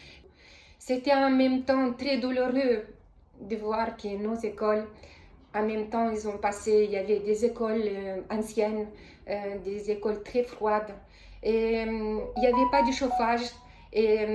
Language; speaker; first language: French; non-native, fluent; Romanian